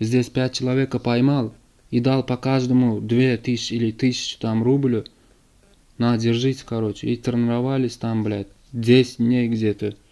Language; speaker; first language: Russian; non-native, learner; Turkmen